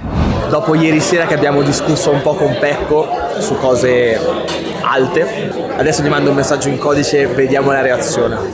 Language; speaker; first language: Italian; native; Italian